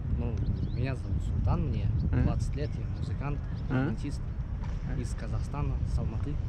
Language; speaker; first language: Russian; native; Russian